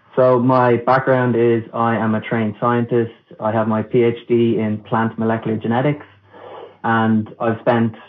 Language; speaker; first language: English; non-native, local second language; Irish